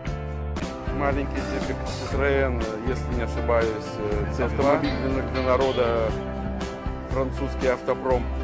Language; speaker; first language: Russian; native; Russian